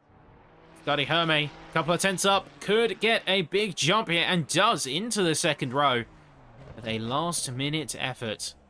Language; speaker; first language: English; native; English